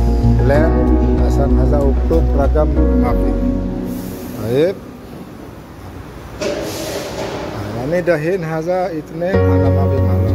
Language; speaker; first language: Arabic; non-native, learner; Indonesian